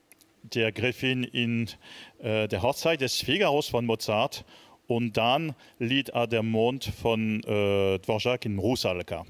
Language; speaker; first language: German; non-native, fluent; French